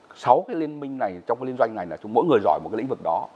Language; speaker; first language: Vietnamese; native; Vietnamese